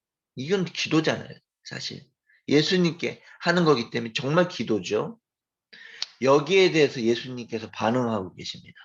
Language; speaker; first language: Korean; native; Korean